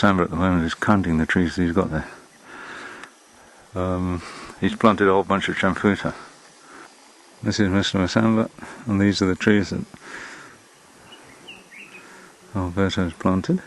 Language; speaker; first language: English; native; English